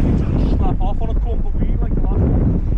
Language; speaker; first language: English; native; English